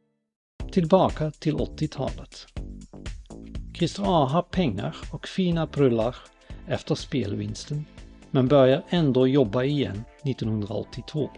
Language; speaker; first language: Swedish; native; Swedish